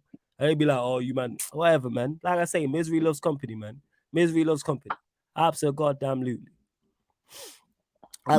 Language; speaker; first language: English; native; English